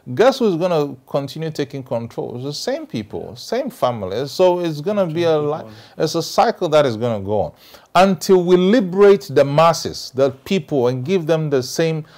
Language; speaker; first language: English; non-native, local second language; Ewe